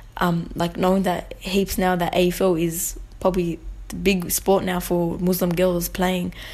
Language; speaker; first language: English; native; English